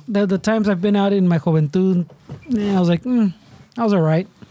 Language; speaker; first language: English; early bilingual, other home language; Spanish